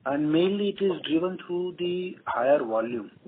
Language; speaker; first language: English; non-native, local second language; Gujarati